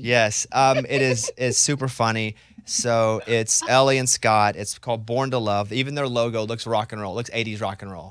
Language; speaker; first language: English; native; English